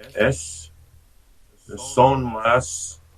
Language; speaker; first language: Spanish; non-native, learner; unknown